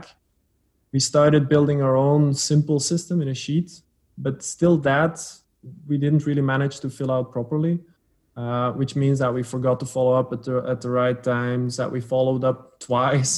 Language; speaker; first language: English; non-native, fluent; Dutch